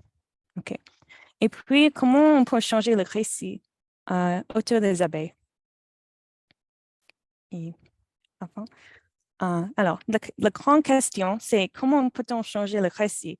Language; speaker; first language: French; non-native, fluent; English